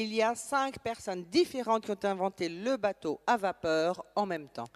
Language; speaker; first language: French; native; French